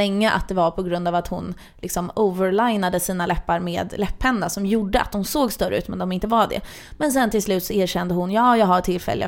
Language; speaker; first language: Swedish; native; Swedish